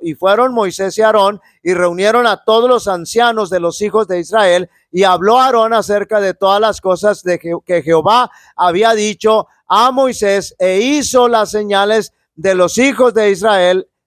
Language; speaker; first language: Spanish; native; Spanish